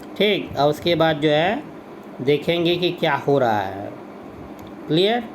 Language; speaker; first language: Hindi; native; Hindi